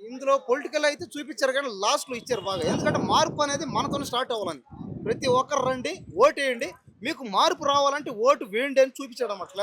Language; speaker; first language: Telugu; native; Telugu